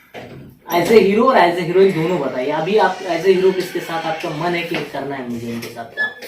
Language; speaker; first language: Hindi; native; Hindi